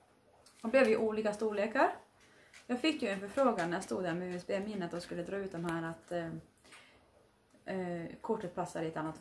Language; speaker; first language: Swedish; native; Swedish